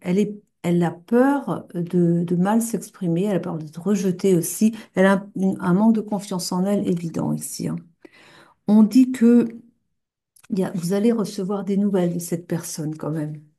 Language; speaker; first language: French; native; French